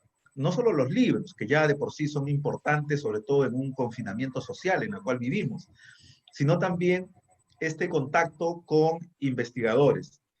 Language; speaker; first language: Spanish; native; Spanish